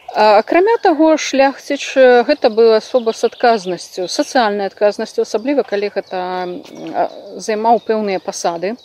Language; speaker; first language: Belarusian; non-native, local second language; Russian